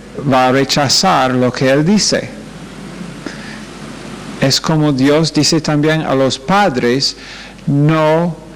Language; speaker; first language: Spanish; non-native, fluent; English